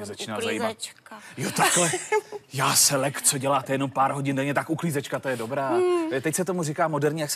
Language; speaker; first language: Czech; native; Czech